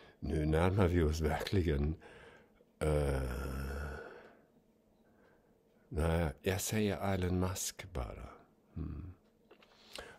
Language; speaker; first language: Swedish; non-native, fluent; German